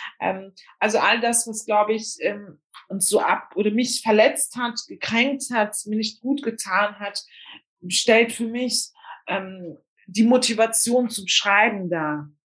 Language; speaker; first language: German; early bilingual, other home language; Turkish